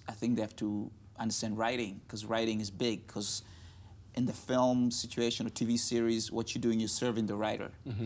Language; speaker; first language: English; non-native, local second language; Russian